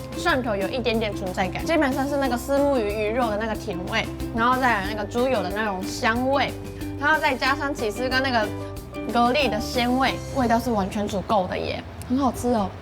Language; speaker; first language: Chinese; non-native, fluent; Japanese